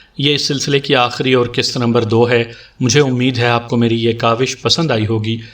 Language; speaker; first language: Urdu; native; Urdu